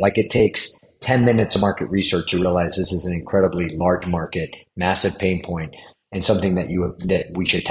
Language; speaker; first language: English; native; English